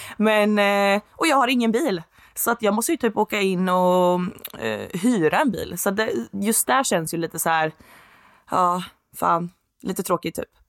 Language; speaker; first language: Swedish; native; Swedish